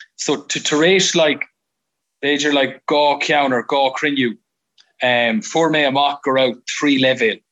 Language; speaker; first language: Irish; non-native, local second language; English